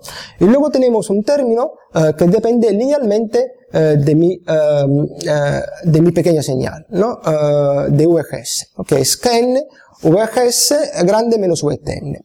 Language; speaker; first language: Spanish; non-native, fluent; Italian